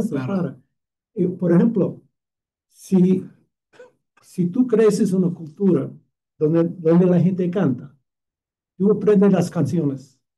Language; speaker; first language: Spanish; non-native, fluent; English